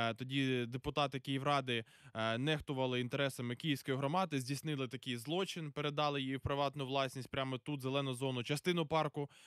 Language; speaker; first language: Ukrainian; native; Ukrainian